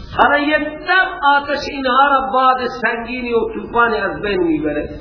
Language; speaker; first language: Persian; non-native, local second language; Baluchi